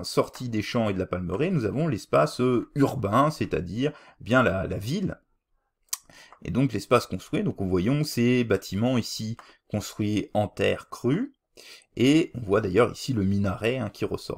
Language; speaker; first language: French; native; French